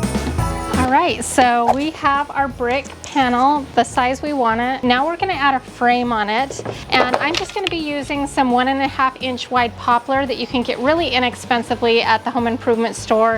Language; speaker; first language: English; native; English